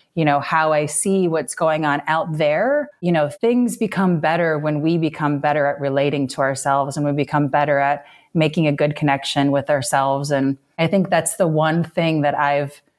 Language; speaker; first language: English; native; English